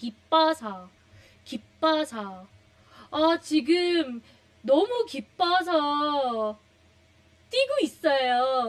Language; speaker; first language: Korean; non-native, fluent; Filipino